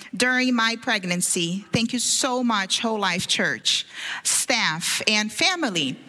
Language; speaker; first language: English; early bilingual, other home language; Portuguese